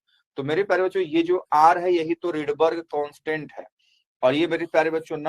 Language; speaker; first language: Hindi; native; Hindi